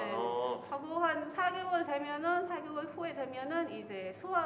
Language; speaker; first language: Korean; non-native, fluent; Filipino